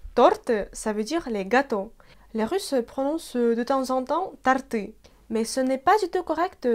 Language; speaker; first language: French; non-native, fluent; Russian